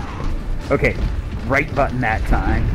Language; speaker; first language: English; native; English